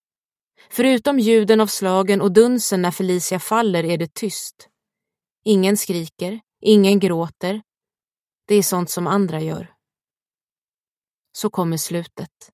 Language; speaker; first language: Swedish; native; Swedish